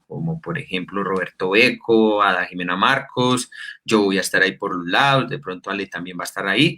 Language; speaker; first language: Spanish; native; Spanish